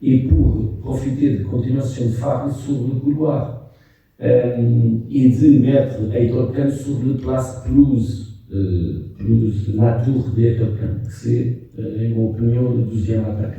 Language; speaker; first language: French; non-native, fluent; Portuguese